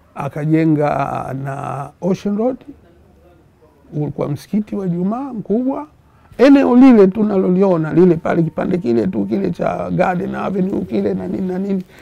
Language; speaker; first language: Swahili; native; Swahili